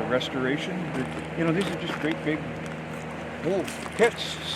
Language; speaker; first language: English; native; English